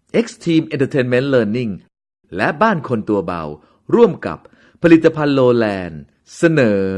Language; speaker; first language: Thai; native; Thai